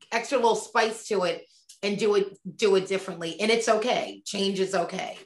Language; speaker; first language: English; native; English